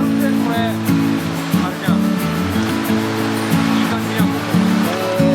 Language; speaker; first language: Japanese; native; Japanese